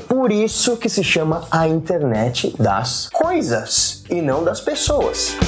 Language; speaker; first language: Portuguese; native; Portuguese